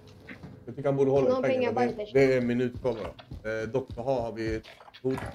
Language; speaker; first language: Swedish; native; Swedish